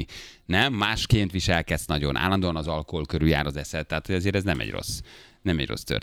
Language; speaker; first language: Hungarian; native; Hungarian